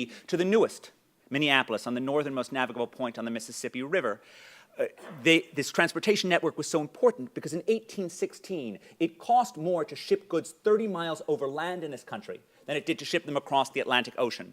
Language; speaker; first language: English; native; English